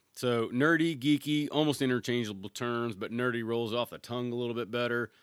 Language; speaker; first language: English; native; English